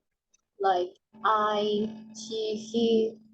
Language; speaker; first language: English; non-native, learner; Spanish